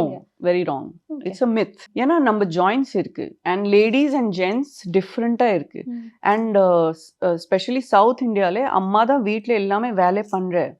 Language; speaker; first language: Tamil; non-native, fluent; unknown